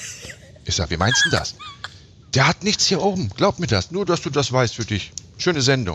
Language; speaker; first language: German; native; German